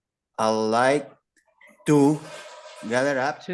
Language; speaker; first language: English; non-native, learner; Spanish